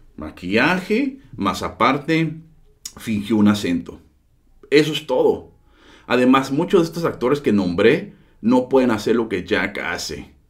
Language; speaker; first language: Spanish; early bilingual, heritage; Spanish